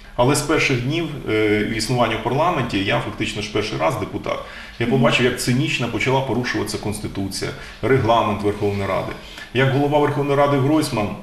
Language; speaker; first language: Ukrainian; native; Ukrainian